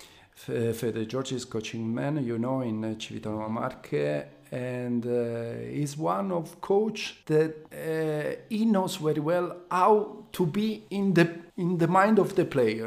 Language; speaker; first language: English; non-native, learner; Italian